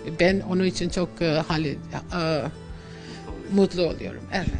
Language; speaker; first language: Turkish; non-native, learner; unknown